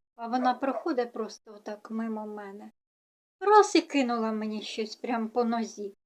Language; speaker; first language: Ukrainian; non-native, local second language; Russian